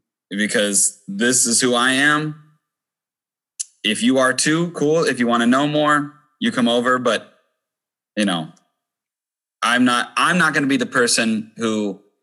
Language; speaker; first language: English; native; English